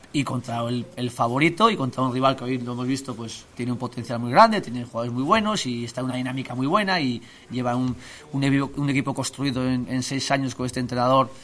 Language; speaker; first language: Spanish; native; Spanish